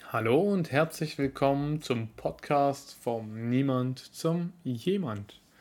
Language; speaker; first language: German; early bilingual, other home language; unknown